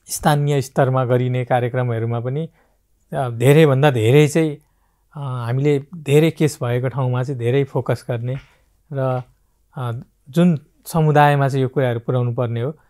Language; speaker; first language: Nepali; native; Nepali